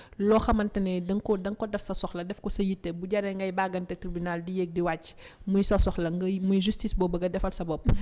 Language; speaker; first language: Wolof; non-native, local second language; Fula